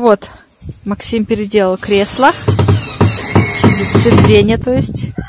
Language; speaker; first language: Russian; native; Russian